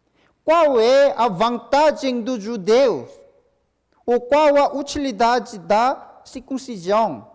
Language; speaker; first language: Portuguese; non-native, fluent; Korean